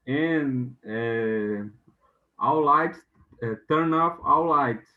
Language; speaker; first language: English; non-native, learner; Portuguese